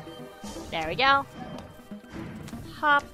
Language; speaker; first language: English; native; English